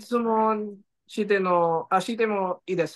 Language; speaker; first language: Japanese; non-native, learner; Filipino